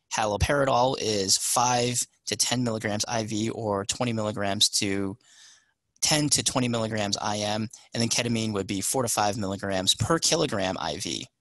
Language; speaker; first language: English; native; English